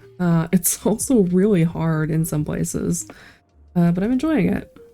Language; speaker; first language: English; native; English